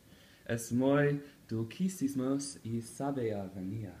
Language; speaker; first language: Spanish; non-native, learner; English